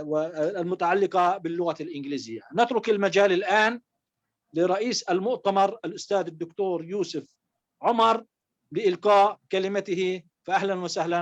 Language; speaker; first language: Arabic; native; Arabic